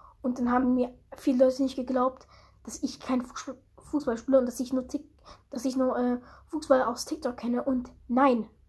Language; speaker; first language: German; early bilingual, other home language; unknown